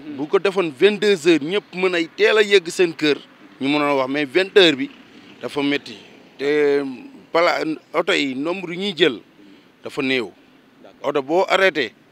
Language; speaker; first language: Wolof; native; Wolof